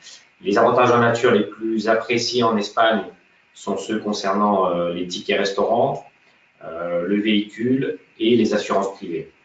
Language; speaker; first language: French; native; French